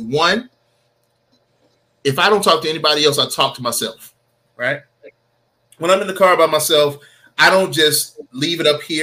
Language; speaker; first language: English; native; English